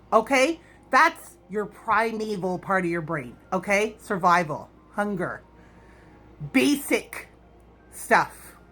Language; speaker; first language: English; native; English